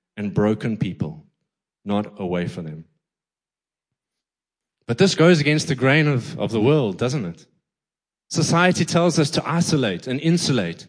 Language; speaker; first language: English; native; English